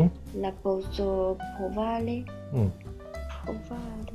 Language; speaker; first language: Italian; non-native, learner; Chinese